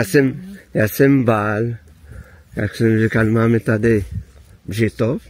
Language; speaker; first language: Czech; non-native, learner; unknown